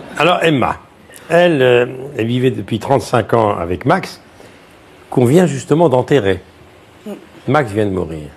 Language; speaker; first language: French; native; French